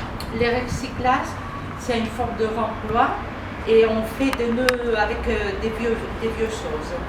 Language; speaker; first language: French; non-native, learner; Spanish